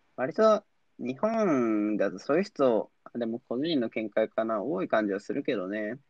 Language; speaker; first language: Japanese; native; Japanese